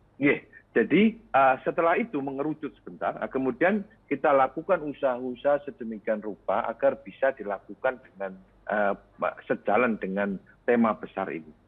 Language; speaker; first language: Indonesian; native; Indonesian